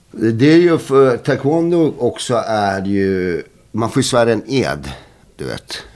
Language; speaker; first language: Swedish; early bilingual, other home language; Bosnian